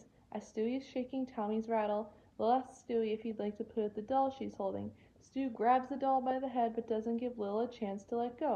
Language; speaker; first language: English; native; English